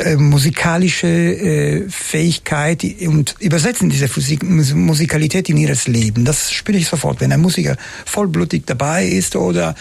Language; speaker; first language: German; non-native, fluent; Italian